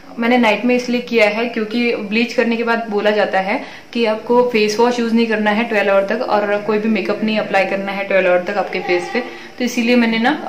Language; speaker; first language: Hindi; non-native, local second language; Marathi